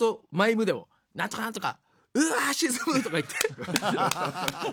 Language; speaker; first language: Japanese; native; Japanese